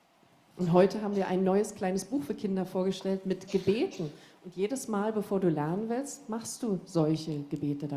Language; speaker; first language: German; native; German